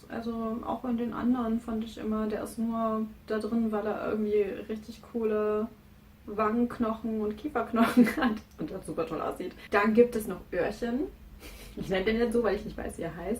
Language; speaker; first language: German; native; German